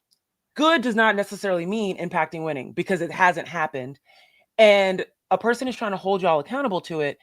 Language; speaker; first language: English; native; English